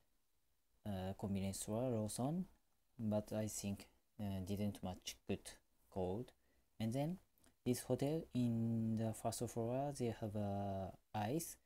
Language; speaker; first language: English; non-native, learner; Japanese